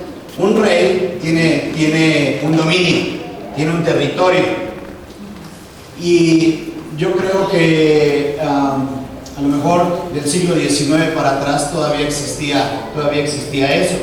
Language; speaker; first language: Spanish; native; Spanish